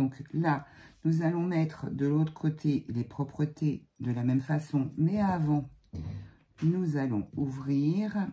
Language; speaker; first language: French; native; French